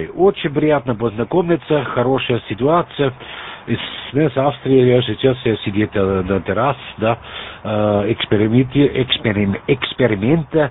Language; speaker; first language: Russian; non-native, learner; German